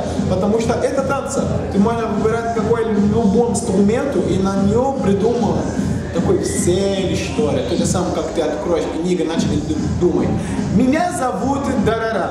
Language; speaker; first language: Russian; non-native, learner; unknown